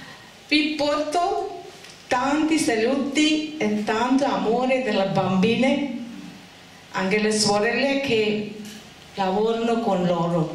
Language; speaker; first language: Italian; non-native, learner; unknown